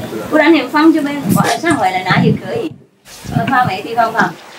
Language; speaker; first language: Chinese; non-native, fluent; Vietnamese